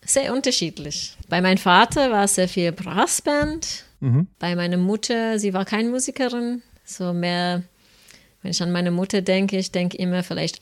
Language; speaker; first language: German; non-native, fluent; English